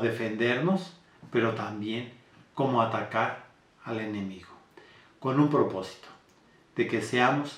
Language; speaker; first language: Spanish; native; Spanish